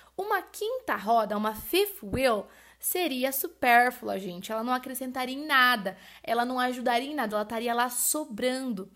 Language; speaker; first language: Portuguese; native; Portuguese